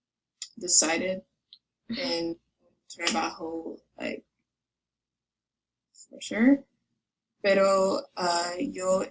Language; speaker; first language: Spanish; non-native, learner; English